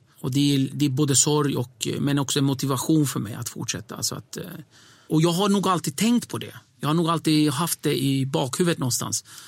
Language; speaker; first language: Swedish; early bilingual, other home language; Kurdish